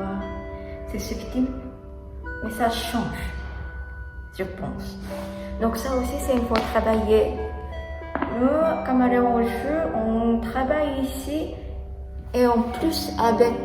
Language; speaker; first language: French; non-native, learner; Japanese